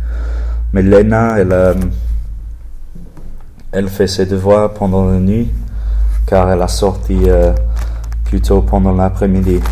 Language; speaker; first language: French; non-native, learner; English